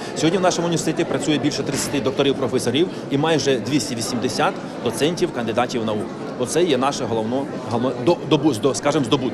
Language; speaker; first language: Ukrainian; native; Ukrainian